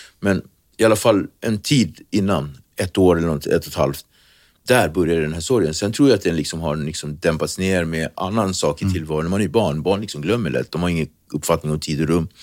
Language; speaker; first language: Swedish; early bilingual, other home language; Kabuverdianu